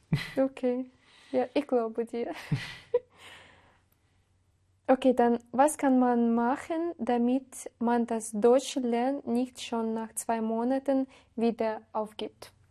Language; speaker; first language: German; non-native, learner; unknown